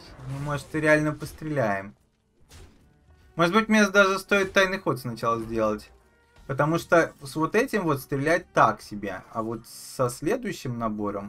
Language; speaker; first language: Russian; native; Russian